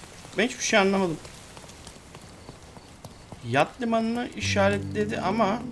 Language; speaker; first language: Turkish; native; Turkish